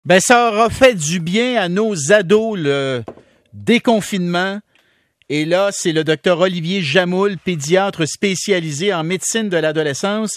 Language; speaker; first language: French; native; French